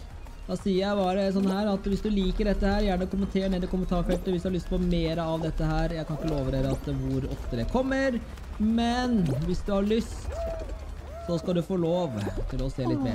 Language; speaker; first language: Norwegian; native; Norwegian